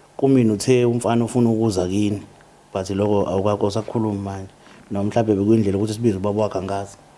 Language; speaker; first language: Zulu; native; Zulu